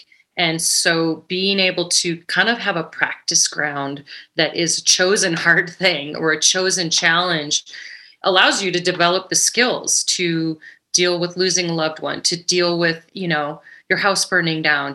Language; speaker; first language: English; native; English